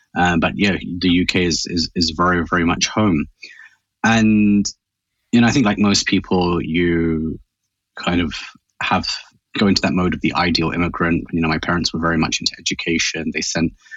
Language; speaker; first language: English; native; English